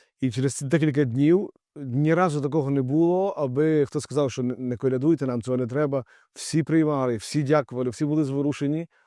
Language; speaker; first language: Ukrainian; native; Ukrainian